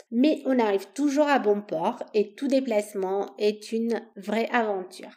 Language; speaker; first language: French; non-native, fluent; Romanian